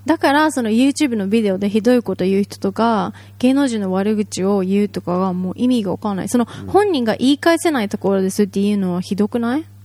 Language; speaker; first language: Japanese; native; Japanese